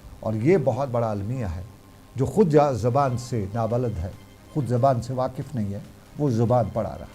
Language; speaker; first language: Urdu; non-native, local second language; Kashmiri